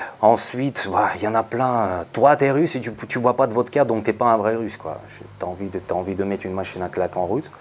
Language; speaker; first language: French; non-native, fluent; Russian